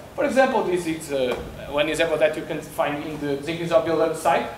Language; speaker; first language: English; non-native, learner; Portuguese